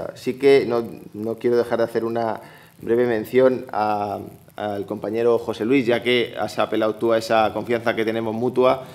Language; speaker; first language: Spanish; native; Spanish